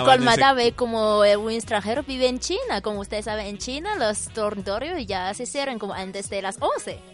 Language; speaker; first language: Spanish; non-native, fluent; Chinese